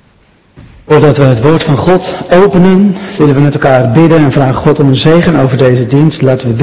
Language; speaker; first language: Dutch; native; Dutch